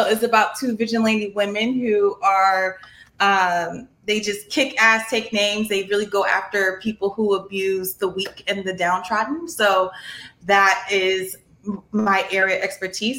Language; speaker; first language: English; native; English